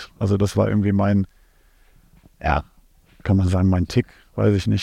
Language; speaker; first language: German; native; German